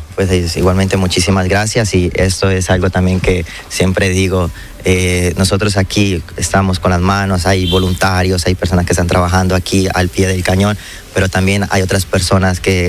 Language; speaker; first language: Spanish; native; Spanish